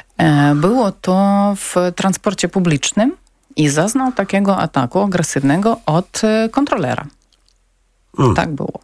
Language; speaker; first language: Polish; non-native, local second language; Ukrainian